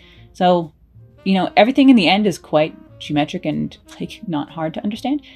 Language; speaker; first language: English; native; English